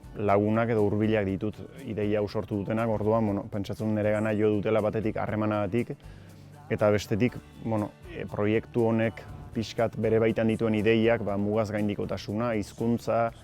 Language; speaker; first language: Basque; native; Basque